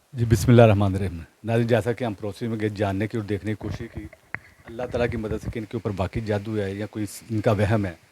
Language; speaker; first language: Hindi; non-native, local second language; Punjabi